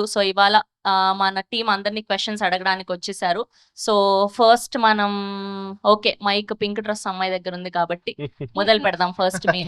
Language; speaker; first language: Telugu; native; Telugu